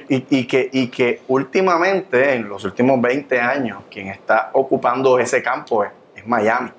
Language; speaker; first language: Spanish; native; Spanish